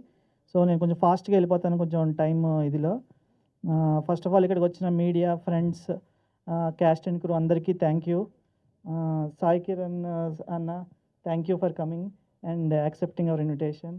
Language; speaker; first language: Telugu; native; Telugu